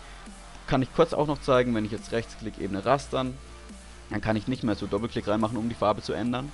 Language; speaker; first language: German; native; German